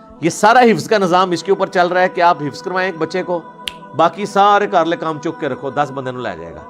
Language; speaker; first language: Urdu; non-native, local second language; Punjabi